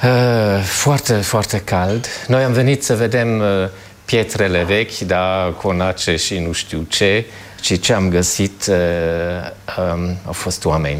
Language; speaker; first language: Romanian; non-native, fluent; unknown